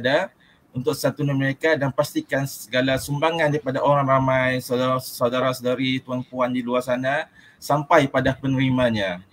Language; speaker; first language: Malay; native; Malay